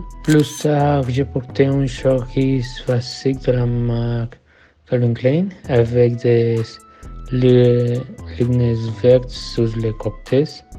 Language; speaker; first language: French; non-native, learner; Spanish